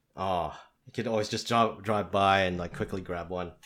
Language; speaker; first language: English; native; English